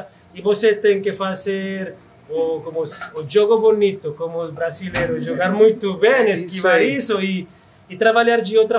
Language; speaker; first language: Portuguese; non-native, fluent; Spanish